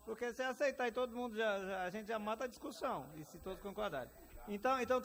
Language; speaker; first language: Portuguese; native; Portuguese